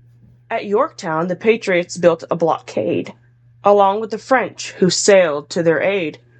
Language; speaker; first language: English; native; English